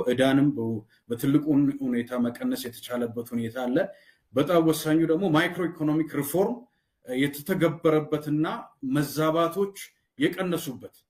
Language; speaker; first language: Amharic; non-native, local second language; Oromo